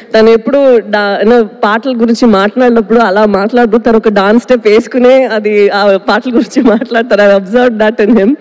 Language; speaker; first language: Telugu; non-native, local second language; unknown